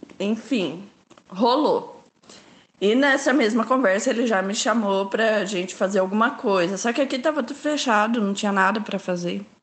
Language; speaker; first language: Portuguese; native; Portuguese